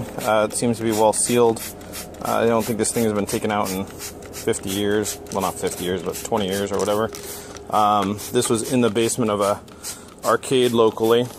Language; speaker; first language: English; native; English